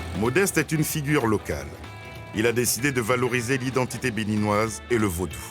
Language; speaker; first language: French; native; French